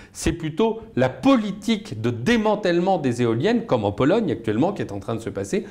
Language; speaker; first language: French; native; French